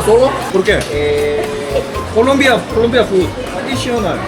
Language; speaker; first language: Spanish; non-native, learner; Korean